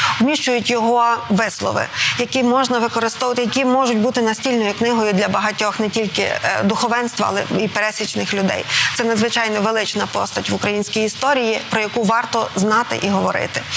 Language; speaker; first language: Ukrainian; native; Ukrainian